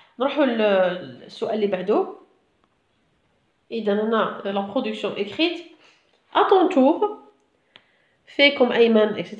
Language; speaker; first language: French; non-native, local second language; Arabic